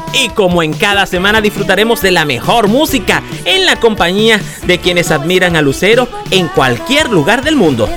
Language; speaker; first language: Spanish; native; Spanish